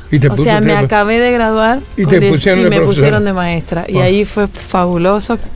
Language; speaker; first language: Spanish; native; Spanish